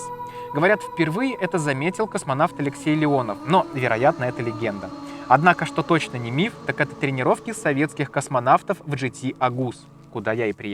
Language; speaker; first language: Russian; native; Russian